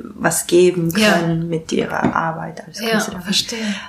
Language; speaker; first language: German; non-native, learner; Japanese